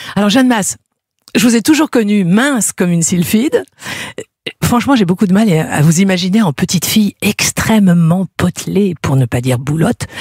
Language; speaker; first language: French; native; French